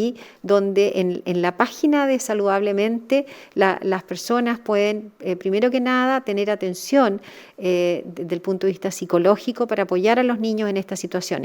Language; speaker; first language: Spanish; native; Spanish